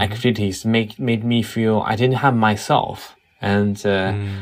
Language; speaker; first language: English; non-native, fluent; Chinese